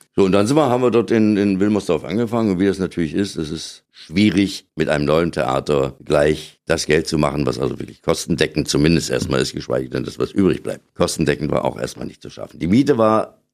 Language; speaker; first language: German; native; German